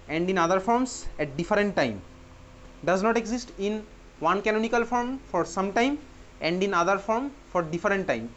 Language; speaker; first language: English; non-native, local second language; Bangla